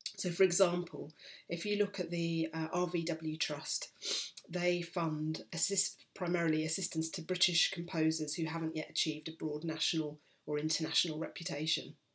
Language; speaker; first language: English; native; English